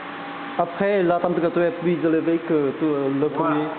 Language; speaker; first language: French; non-native, learner; Vietnamese